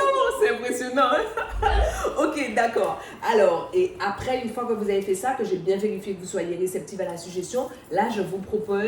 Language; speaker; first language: French; native; French